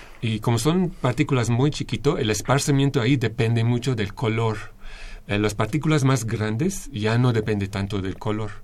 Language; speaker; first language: Spanish; non-native, fluent; English